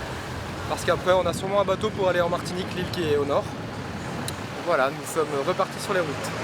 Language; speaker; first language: French; native; French